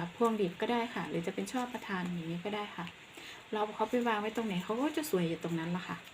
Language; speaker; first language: Thai; non-native, local second language; Northeastern Thai